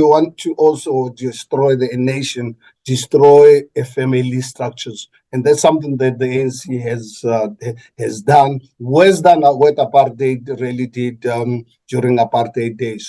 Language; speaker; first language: English; non-native, local second language; Northern Sotho